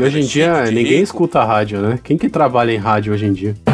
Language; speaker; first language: Portuguese; native; Portuguese